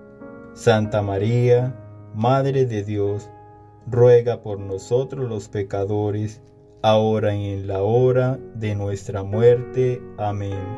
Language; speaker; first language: Spanish; native; Spanish